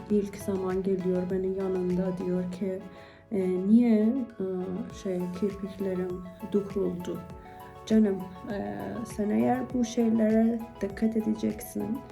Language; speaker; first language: Turkish; non-native, learner; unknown